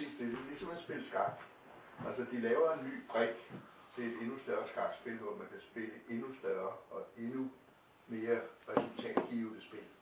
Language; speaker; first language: Danish; native; Danish